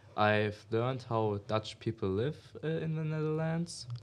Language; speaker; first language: English; non-native, learner; German